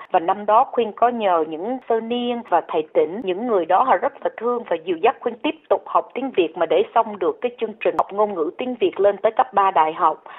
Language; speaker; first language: Vietnamese; early bilingual, heritage; Vietnamese